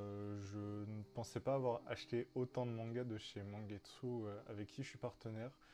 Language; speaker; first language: French; native; French